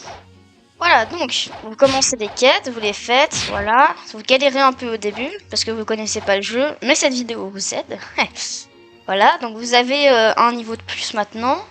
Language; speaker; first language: French; native; French